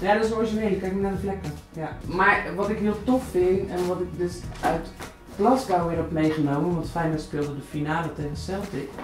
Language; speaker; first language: Dutch; native; Dutch